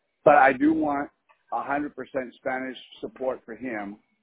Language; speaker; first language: English; early bilingual, other home language; Spanish